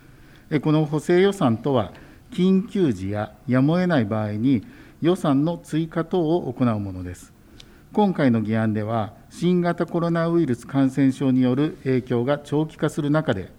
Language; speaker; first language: Japanese; native; Japanese